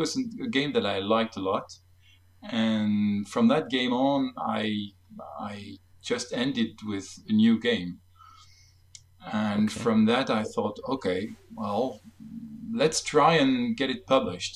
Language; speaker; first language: English; non-native, fluent; French